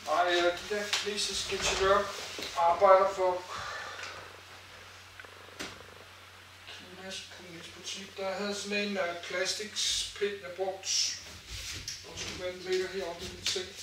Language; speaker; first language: Danish; native; Danish